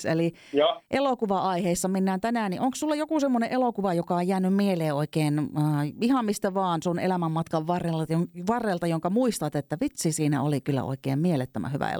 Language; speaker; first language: Finnish; native; Finnish